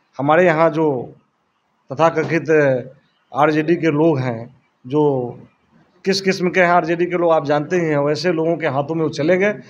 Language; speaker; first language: Hindi; native; Hindi